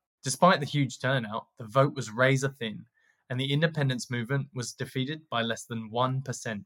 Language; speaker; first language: English; native; English